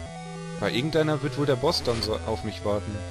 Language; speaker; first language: German; native; German